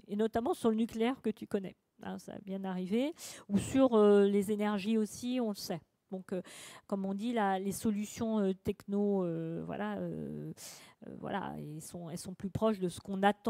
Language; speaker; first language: French; native; French